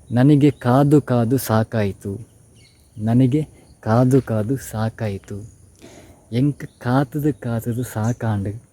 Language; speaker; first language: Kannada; non-native, local second language; Tulu